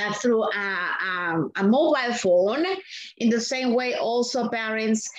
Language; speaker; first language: English; non-native, fluent; Spanish